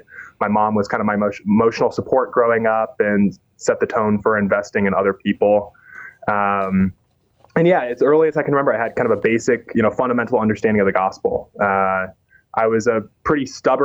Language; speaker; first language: English; native; English